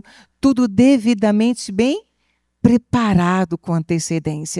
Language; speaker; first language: Portuguese; native; Portuguese